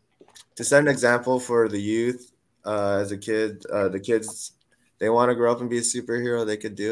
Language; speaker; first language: English; native; English